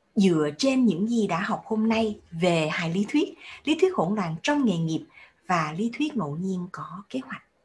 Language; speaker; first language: Vietnamese; early bilingual, heritage; Vietnamese